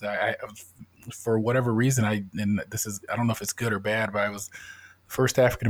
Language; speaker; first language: English; native; English